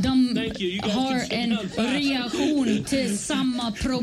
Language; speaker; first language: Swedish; non-native, fluent; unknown